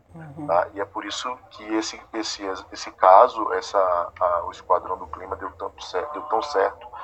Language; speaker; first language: Portuguese; native; Portuguese